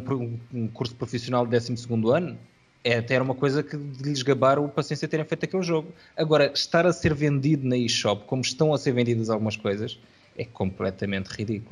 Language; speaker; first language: Portuguese; native; Portuguese